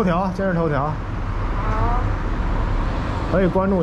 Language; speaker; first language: Chinese; native; Chinese